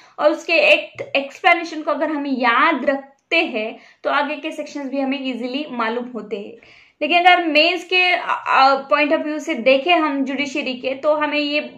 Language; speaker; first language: Hindi; non-native, local second language; Marathi